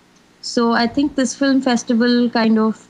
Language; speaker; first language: English; non-native, local second language; Hindi